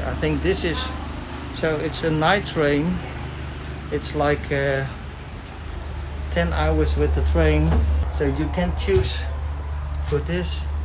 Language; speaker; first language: English; non-native, learner; Dutch